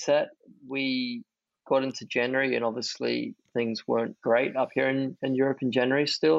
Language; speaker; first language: English; native; English